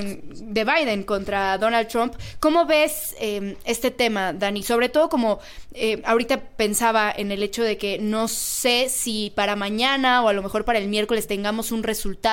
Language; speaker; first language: Spanish; native; Spanish